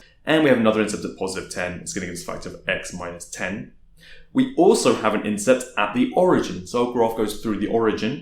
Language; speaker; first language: English; native; English